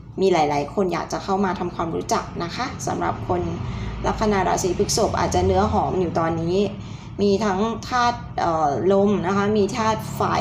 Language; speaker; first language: Thai; native; Thai